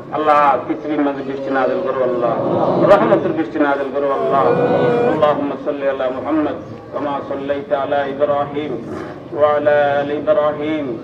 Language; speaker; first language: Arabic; non-native, fluent; Bangla